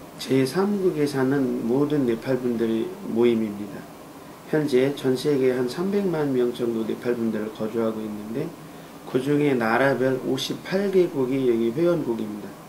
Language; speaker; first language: Korean; non-native, fluent; Nepali